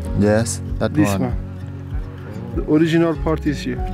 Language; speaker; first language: English; non-native, learner; Vietnamese